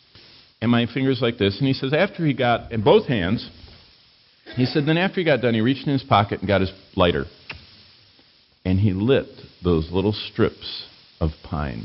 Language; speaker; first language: English; native; English